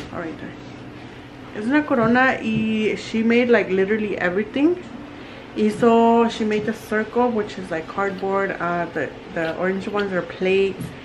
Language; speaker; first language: English; early bilingual, other home language; Spanish